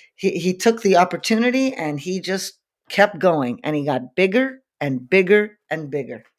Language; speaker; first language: English; native; English